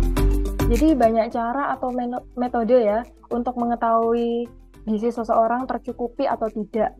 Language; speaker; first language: Indonesian; native; Indonesian